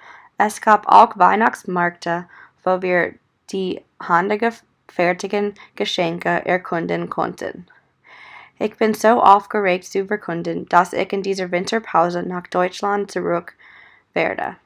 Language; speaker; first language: German; non-native, learner; English